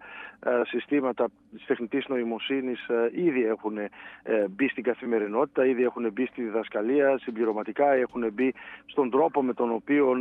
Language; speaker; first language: Greek; native; Greek